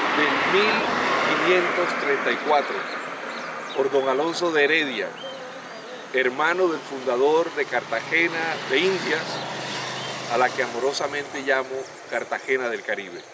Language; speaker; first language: Spanish; native; Spanish